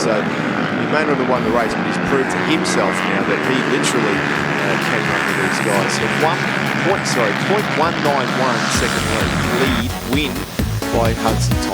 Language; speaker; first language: English; native; English